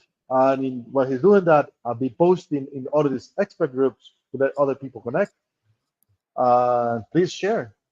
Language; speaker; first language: English; non-native, fluent; Spanish